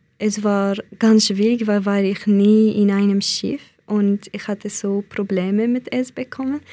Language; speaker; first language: German; non-native, learner; Central Kurdish